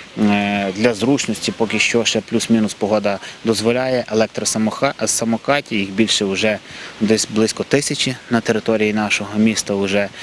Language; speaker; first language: Ukrainian; native; Ukrainian